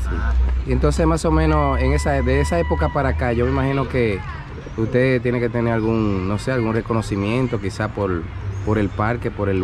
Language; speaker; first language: Spanish; native; Spanish